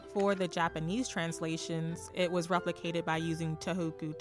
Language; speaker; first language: English; native; English